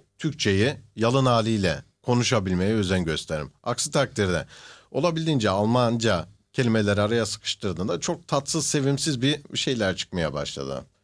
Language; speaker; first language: Turkish; native; Turkish